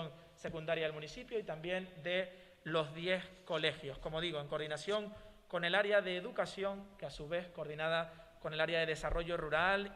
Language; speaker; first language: Spanish; native; Spanish